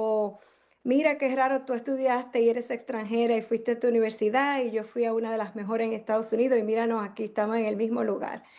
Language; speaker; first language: Spanish; native; Spanish